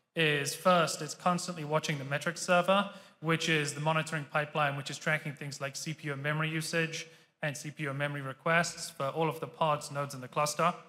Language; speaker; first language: English; native; English